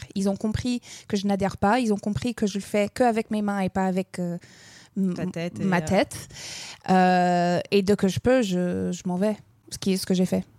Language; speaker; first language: French; non-native, fluent; English